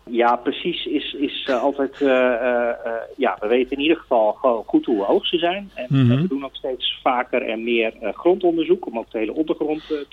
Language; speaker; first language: Dutch; native; Dutch